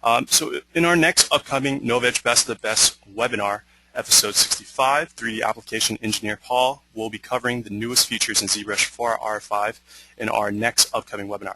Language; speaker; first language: English; native; English